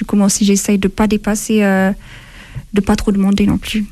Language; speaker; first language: French; non-native, fluent; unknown